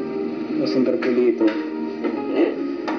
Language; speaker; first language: Italian; early bilingual, other home language; Filipino